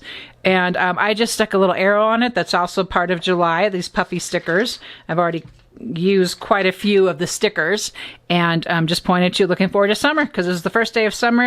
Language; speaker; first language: English; native; English